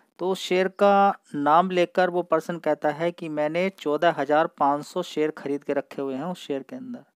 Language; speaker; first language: Hindi; native; Hindi